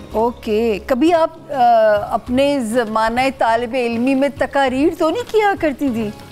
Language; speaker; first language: Urdu; native; Urdu